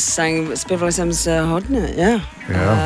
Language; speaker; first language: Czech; non-native, learner; English